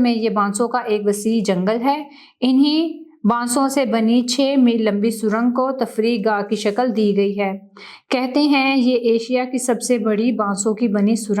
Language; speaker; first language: Urdu; native; Urdu